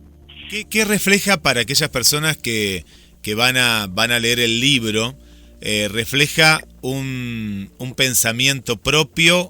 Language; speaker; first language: Spanish; native; Spanish